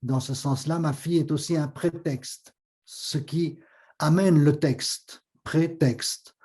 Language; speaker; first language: French; native; French